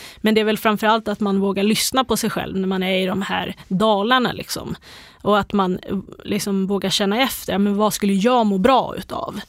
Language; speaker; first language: Swedish; native; Swedish